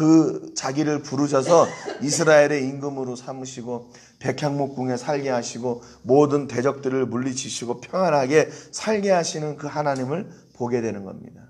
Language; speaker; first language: Korean; native; Korean